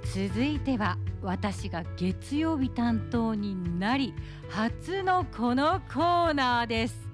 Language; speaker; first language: Japanese; native; Japanese